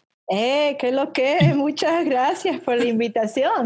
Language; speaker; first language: Spanish; early bilingual, heritage; Spanish